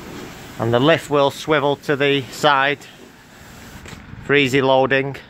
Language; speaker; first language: English; native; English